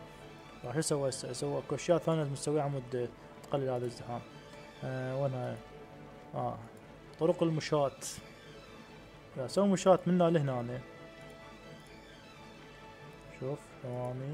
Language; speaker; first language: Arabic; native; Arabic